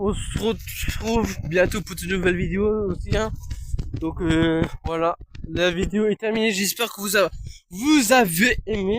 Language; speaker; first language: French; native; French